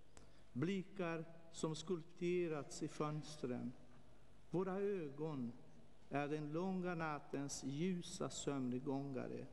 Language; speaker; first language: Swedish; non-native, fluent; Portuguese